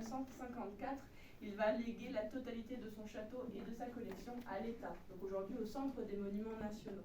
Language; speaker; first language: French; native; French